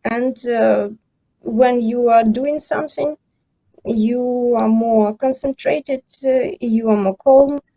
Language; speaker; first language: English; non-native, learner; Ukrainian